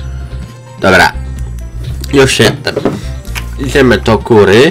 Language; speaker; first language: Polish; non-native, learner; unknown